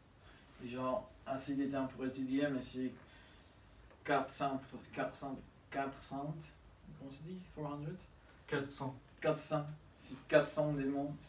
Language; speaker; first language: French; non-native, learner; Spanish